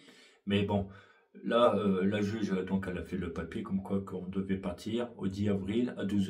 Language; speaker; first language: French; native; French